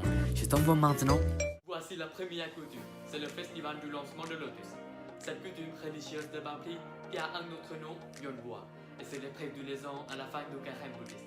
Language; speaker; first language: French; non-native, learner; Thai